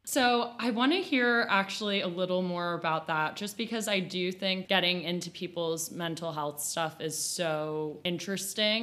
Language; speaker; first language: English; native; English